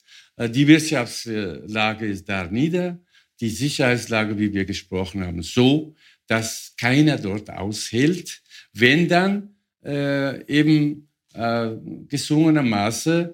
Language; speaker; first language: German; non-native, fluent; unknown